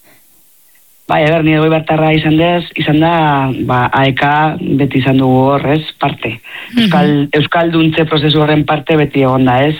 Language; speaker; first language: Basque; non-native, local second language; Spanish